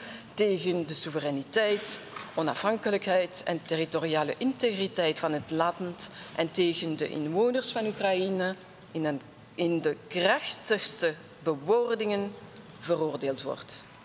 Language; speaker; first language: Dutch; non-native, local second language; French